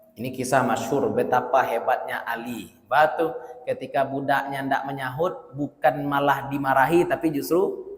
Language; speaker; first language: Malay; non-native, local second language; Minangkabau